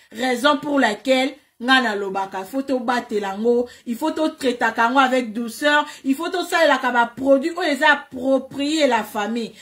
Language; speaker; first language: French; non-native, local second language; Lingala